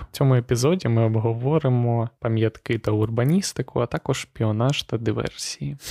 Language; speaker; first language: Ukrainian; non-native, local second language; Russian